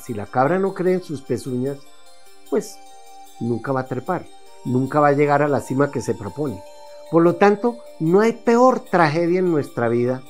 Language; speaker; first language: Spanish; native; Spanish